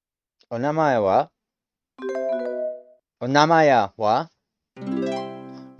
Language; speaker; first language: Japanese; non-native, learner; English